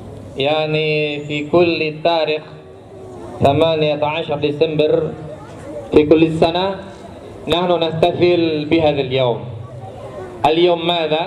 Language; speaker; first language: Arabic; non-native, learner; Indonesian